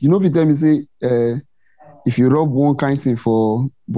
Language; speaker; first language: English; non-native, local second language; Igbo